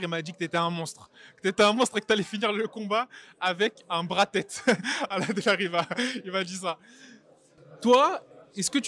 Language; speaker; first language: French; native; French